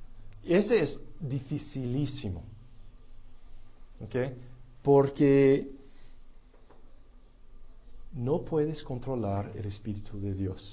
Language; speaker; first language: Spanish; non-native, fluent; English